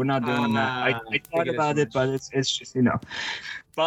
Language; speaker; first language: English; early bilingual, other home language; Arabic